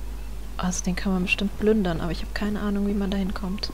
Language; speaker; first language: German; native; German